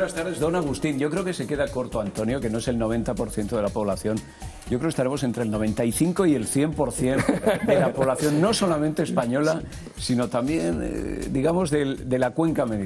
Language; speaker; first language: Spanish; native; Spanish